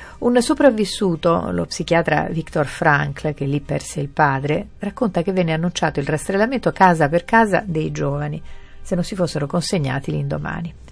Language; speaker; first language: Italian; native; Italian